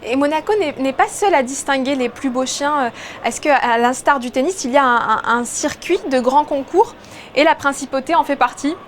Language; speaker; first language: French; native; French